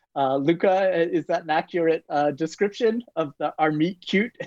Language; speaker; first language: English; native; English